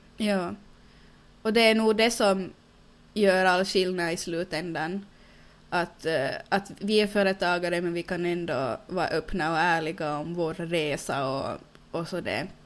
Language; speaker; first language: Swedish; native; Swedish